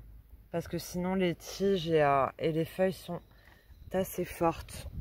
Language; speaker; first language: French; native; French